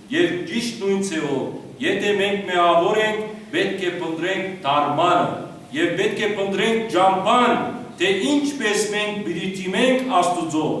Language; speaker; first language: Armenian; early bilingual, heritage; Armenian